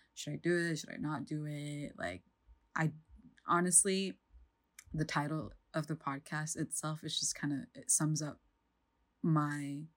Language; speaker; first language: English; non-native, fluent; Indonesian